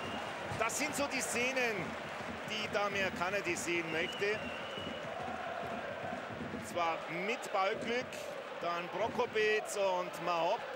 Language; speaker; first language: German; native; German